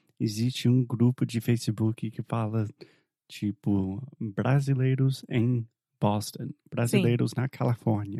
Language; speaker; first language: Portuguese; non-native, fluent; English